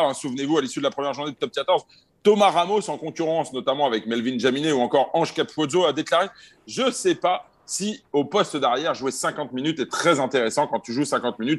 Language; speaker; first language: French; native; French